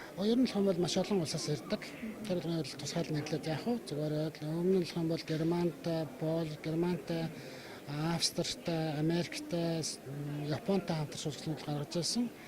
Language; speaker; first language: Mongolian; native; Mongolian